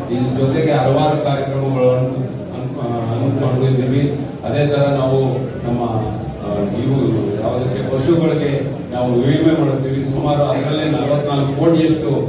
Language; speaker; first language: Kannada; native; Kannada